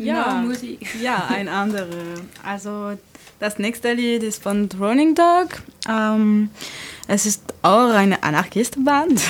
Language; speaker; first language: German; non-native, learner; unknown